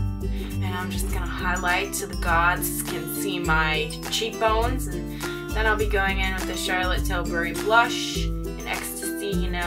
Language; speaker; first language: English; native; English